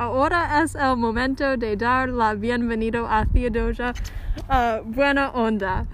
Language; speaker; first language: Spanish; non-native, learner; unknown